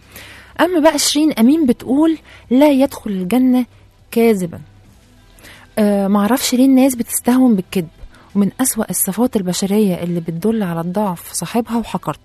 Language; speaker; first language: Arabic; native; Arabic